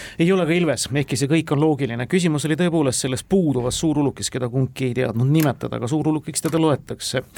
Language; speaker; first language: Estonian; native; Estonian